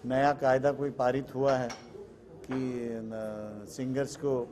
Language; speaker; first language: Hindi; non-native, local second language; Marathi